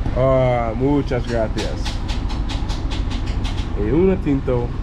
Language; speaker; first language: Spanish; non-native, learner; English